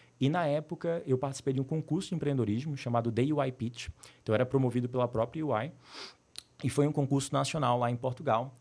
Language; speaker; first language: Portuguese; native; Portuguese